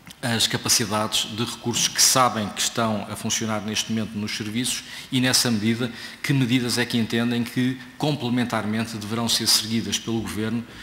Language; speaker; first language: Portuguese; native; Portuguese